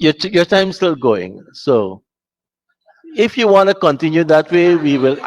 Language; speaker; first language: English; native; English